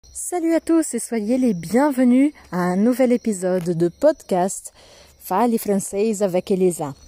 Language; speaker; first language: French; non-native, fluent; Portuguese